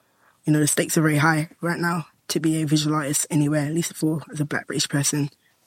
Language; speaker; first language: English; native; English